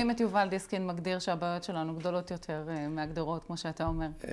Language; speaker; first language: Hebrew; native; Hebrew